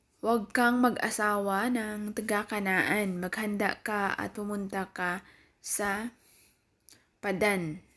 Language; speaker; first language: Filipino; non-native, local second language; Cebuano